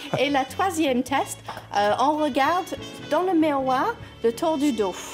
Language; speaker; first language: French; non-native, fluent; English